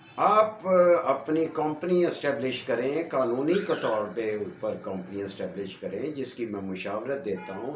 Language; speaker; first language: Urdu; non-native, local second language; Punjabi